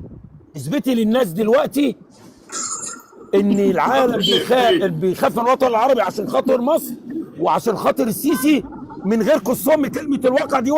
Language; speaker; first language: Arabic; native; Arabic